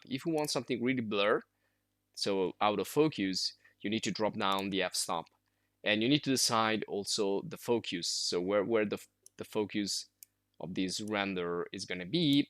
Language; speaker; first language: English; non-native, fluent; Italian